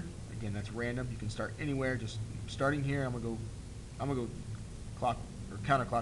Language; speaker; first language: English; native; English